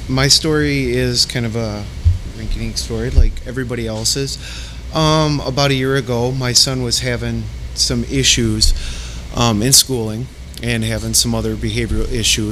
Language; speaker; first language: English; native; English